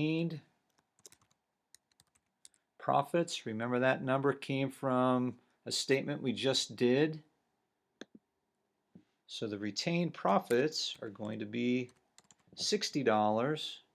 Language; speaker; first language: English; native; English